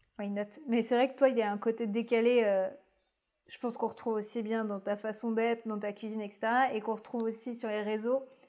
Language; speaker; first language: French; native; French